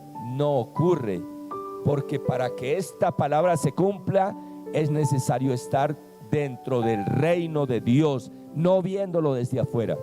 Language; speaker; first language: Spanish; native; Spanish